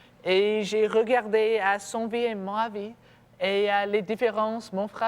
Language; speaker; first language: French; non-native, learner; English